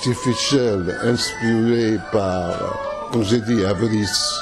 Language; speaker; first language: French; non-native, fluent; English